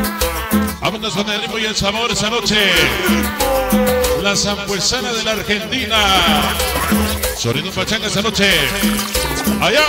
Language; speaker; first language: Spanish; native; Spanish